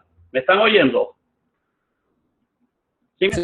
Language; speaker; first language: Spanish; native; Spanish